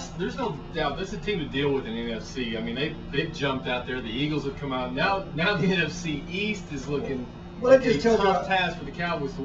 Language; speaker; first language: English; native; English